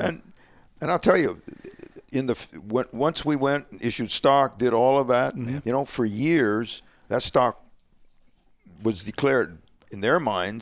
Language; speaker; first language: English; native; English